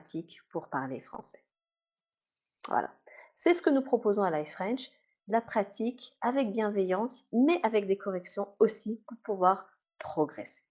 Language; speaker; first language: French; native; French